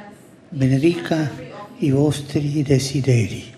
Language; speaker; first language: Italian; non-native, fluent; Spanish